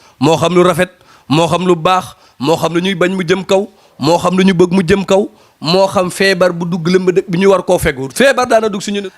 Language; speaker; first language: Wolof; non-native, local second language; Serer